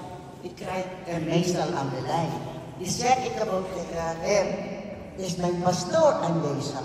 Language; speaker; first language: Dutch; non-native, fluent; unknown